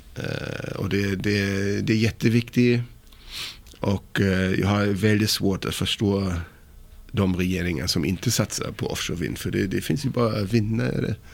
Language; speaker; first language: Swedish; non-native, fluent; German